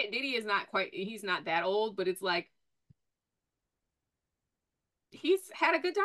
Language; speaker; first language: English; native; English